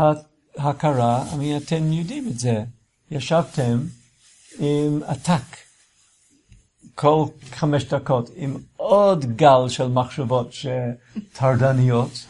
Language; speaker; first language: Hebrew; non-native, fluent; English